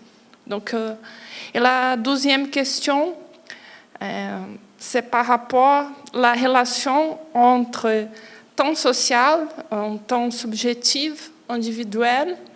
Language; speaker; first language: French; non-native, fluent; Portuguese